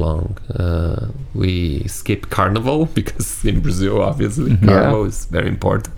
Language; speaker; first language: English; non-native, fluent; Portuguese